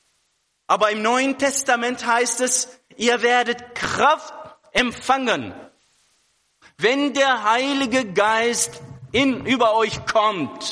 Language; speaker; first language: German; non-native, fluent; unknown